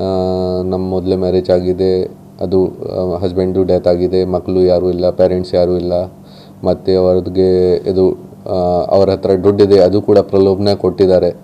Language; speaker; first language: Kannada; non-native, local second language; Hindi